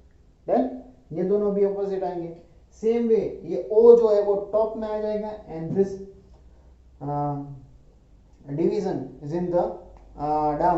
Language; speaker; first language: Hindi; non-native, local second language; Gujarati